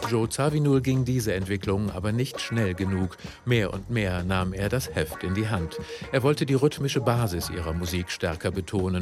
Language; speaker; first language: German; native; German